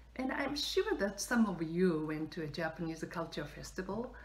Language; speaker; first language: English; non-native, fluent; Japanese